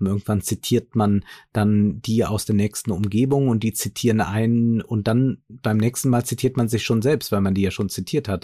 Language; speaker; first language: German; native; German